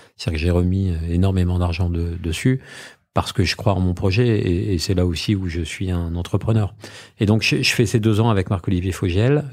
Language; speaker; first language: French; native; French